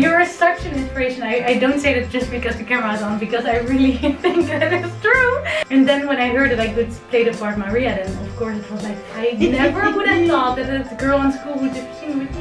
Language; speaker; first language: English; non-native, fluent; Dutch